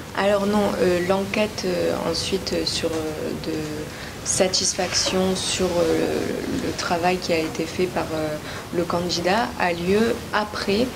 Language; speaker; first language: French; native; French